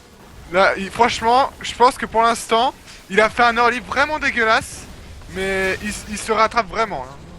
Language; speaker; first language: French; native; French